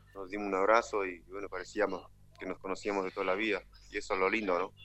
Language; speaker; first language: Spanish; native; Spanish